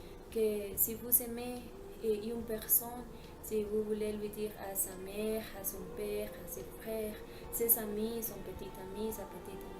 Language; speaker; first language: French; non-native, learner; Spanish